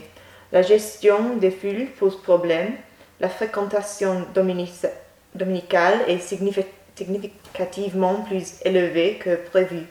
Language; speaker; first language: French; non-native, learner; English